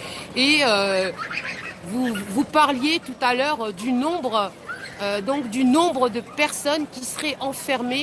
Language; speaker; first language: French; native; French